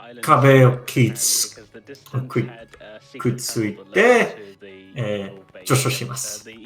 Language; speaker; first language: Japanese; non-native, fluent; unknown